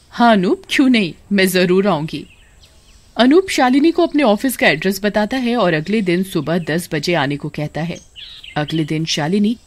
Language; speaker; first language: Hindi; native; Hindi